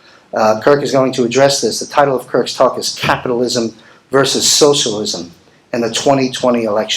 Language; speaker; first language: English; native; English